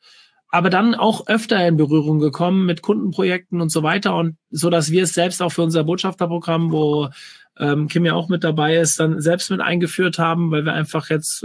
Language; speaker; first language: German; native; German